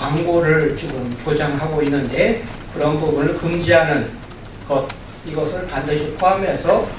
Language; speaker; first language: Korean; native; Korean